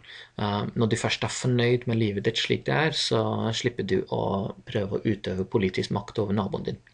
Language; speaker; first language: Norwegian; non-native, fluent; English